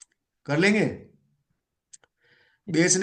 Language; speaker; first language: Hindi; native; Hindi